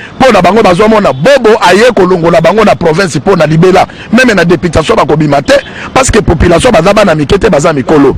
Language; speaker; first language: Lingala; native; Lingala